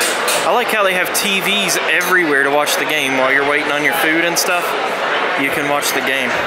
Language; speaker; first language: English; native; English